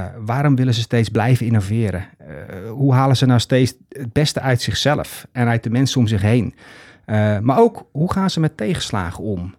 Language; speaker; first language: Dutch; native; Dutch